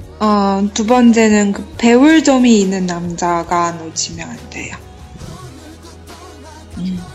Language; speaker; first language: Korean; non-native, learner; Chinese